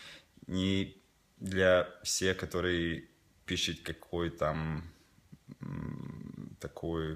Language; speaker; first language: Russian; non-native, local second language; Latvian